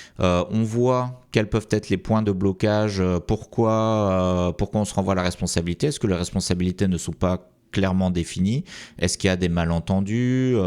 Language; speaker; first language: French; native; French